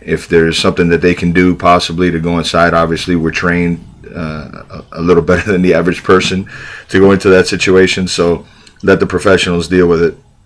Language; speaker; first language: English; native; English